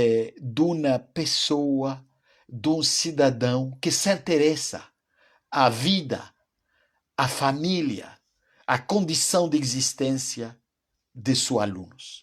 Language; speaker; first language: Portuguese; non-native, fluent; French